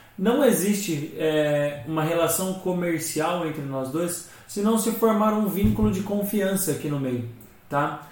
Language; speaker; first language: Portuguese; native; Portuguese